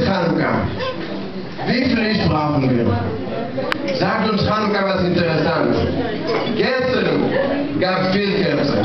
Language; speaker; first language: German; non-native, learner; Russian